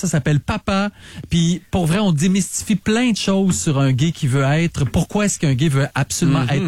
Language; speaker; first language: French; native; French